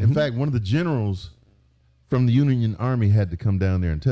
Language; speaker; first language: English; native; English